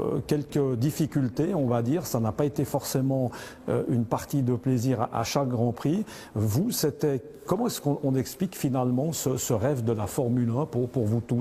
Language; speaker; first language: French; native; French